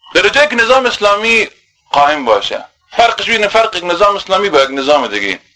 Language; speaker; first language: Persian; native; Persian